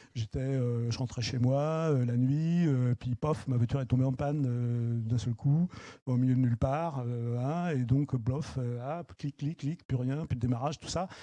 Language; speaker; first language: French; native; French